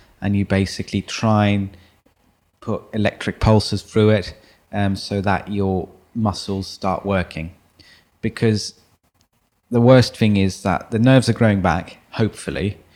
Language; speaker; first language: English; early bilingual, other home language; German